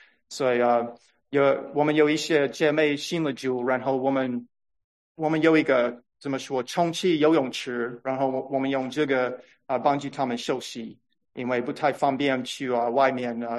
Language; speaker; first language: Chinese; non-native, fluent; English